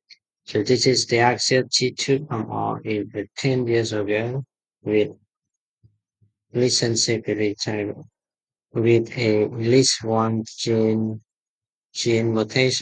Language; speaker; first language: English; non-native, fluent; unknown